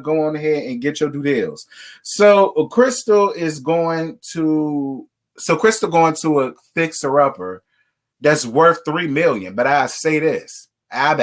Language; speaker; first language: English; native; English